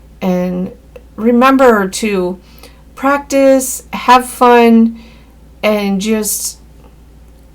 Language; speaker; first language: English; native; English